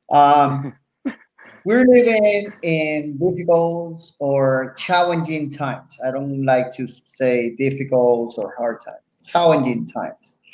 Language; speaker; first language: English; non-native, fluent; Spanish